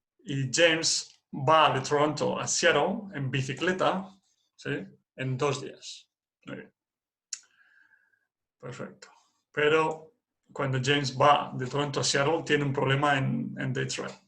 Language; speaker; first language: Spanish; non-native, fluent; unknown